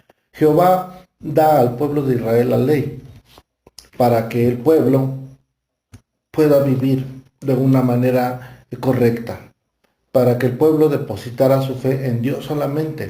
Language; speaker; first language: Spanish; native; Spanish